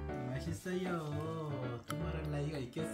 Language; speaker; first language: Korean; native; Korean